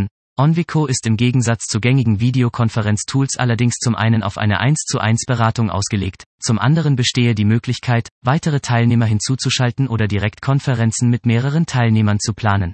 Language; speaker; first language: German; native; German